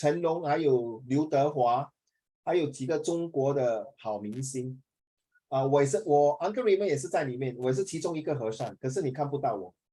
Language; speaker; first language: Chinese; native; Chinese